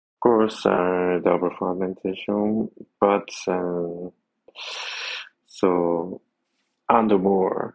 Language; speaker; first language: English; non-native, learner; Japanese